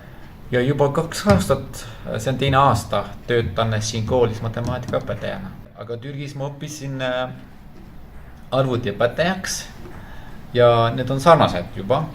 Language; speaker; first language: Estonian; non-native, fluent; Turkish